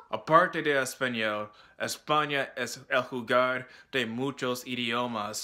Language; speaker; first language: Spanish; non-native, learner; English